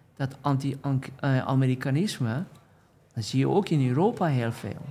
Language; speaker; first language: Dutch; non-native, fluent; Persian